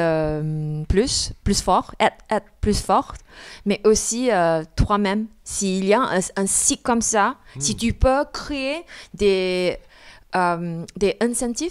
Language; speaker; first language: French; non-native, fluent; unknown